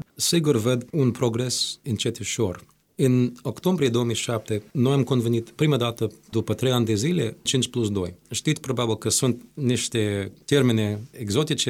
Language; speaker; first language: Romanian; non-native, fluent; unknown